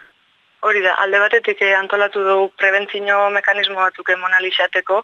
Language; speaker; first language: Basque; native; Basque